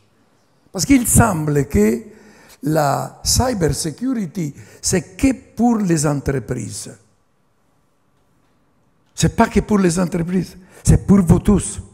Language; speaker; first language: French; non-native, fluent; Italian